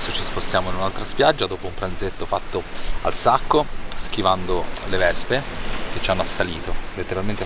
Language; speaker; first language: Italian; native; Italian